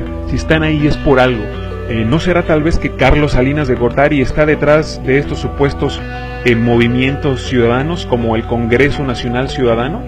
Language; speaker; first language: Spanish; native; Spanish